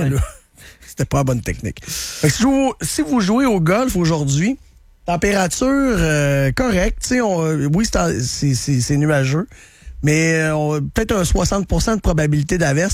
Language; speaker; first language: French; native; French